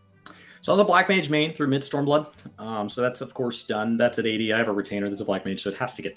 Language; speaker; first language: English; native; English